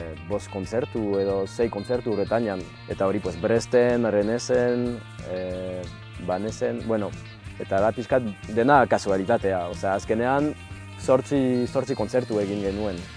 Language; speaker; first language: Basque; non-native, local second language; French